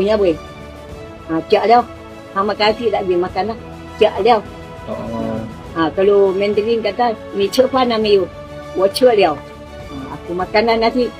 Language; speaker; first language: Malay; non-native, local second language; Min Nan Chinese